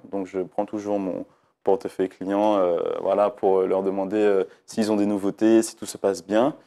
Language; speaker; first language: French; native; French